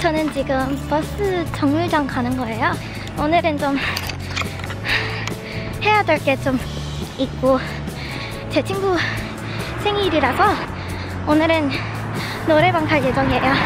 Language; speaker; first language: Korean; non-native, learner; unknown